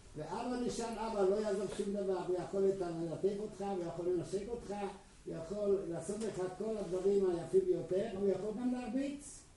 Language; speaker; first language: Hebrew; non-native, fluent; Czech